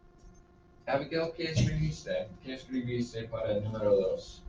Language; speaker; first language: Spanish; non-native, fluent; English